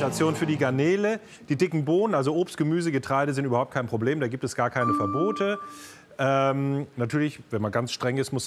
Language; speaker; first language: German; native; German